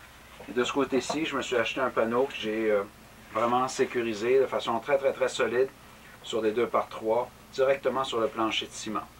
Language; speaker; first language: French; native; French